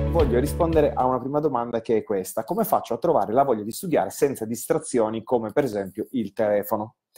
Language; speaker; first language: Italian; native; Italian